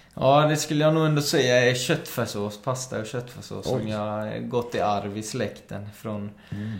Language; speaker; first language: Swedish; early bilingual, other home language; Spanish